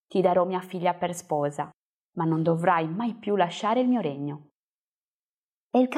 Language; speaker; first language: Italian; native; Italian